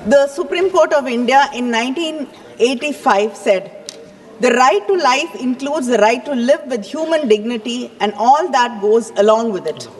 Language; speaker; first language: English; non-native, local second language; Tamil